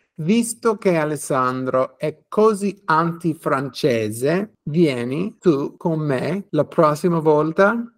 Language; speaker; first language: Italian; non-native, fluent; English